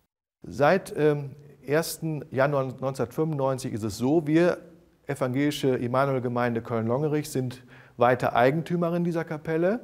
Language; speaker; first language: German; native; German